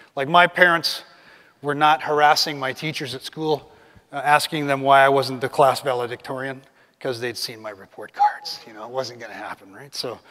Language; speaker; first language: English; native; English